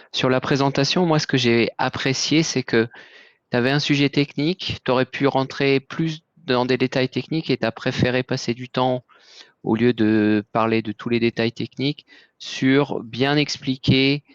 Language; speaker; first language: French; native; French